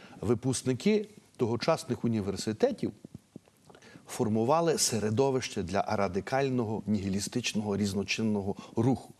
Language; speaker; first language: Ukrainian; native; Ukrainian